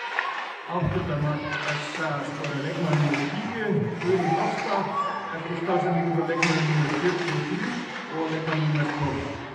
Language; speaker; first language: Icelandic; native; Icelandic